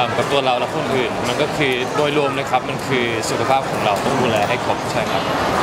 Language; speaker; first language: Thai; early bilingual, heritage; English